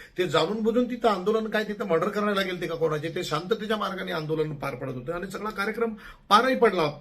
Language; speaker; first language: Marathi; non-native, local second language; Lambadi